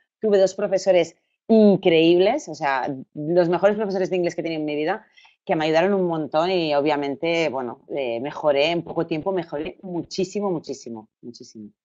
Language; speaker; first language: Spanish; native; Spanish